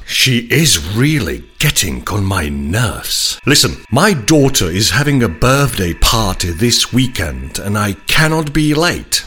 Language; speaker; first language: English; non-native, fluent; Czech